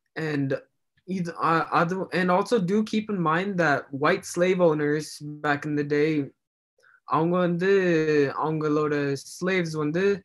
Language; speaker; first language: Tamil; early bilingual, heritage; Tamil